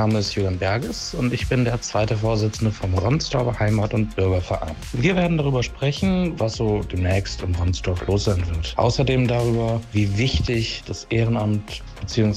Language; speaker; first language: German; native; German